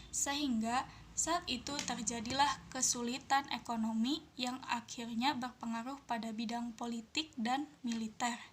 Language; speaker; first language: Indonesian; native; Indonesian